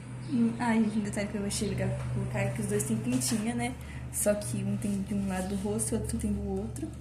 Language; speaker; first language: Portuguese; native; Portuguese